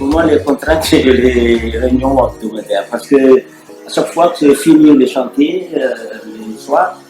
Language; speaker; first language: French; non-native, local second language; Malagasy